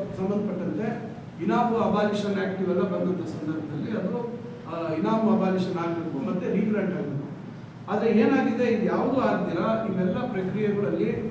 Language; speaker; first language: Kannada; native; Kannada